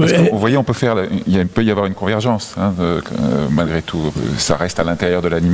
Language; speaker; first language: French; native; French